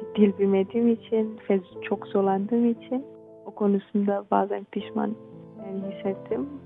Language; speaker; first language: Turkish; non-native, fluent; Indonesian